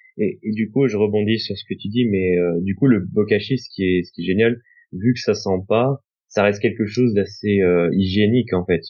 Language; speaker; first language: French; native; French